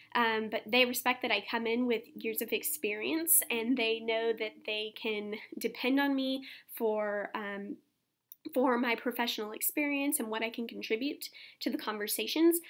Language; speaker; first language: English; native; English